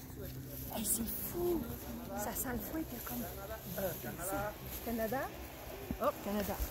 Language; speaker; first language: French; native; French